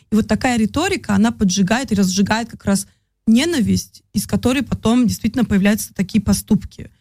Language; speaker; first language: Russian; early bilingual, heritage; Russian